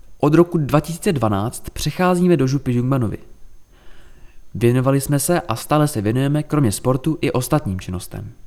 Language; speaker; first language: Czech; native; Czech